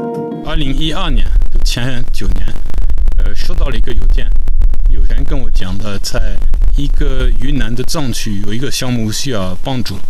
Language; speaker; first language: Chinese; non-native, fluent; French